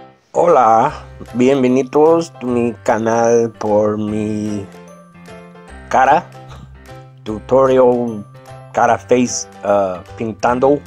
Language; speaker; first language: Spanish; non-native, learner; English